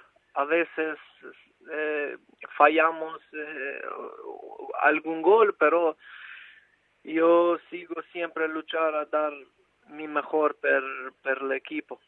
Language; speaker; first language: Spanish; non-native, fluent; Albanian